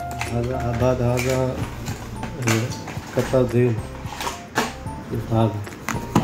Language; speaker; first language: Arabic; non-native, learner; Hindi